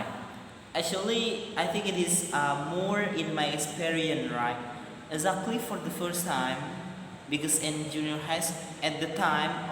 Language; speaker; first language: English; non-native, learner; Madurese